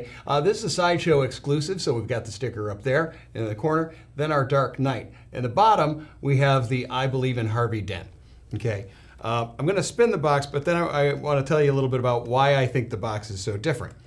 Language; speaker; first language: English; native; English